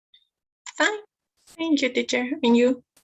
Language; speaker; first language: English; non-native, learner; Spanish